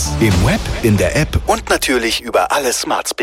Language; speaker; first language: German; native; German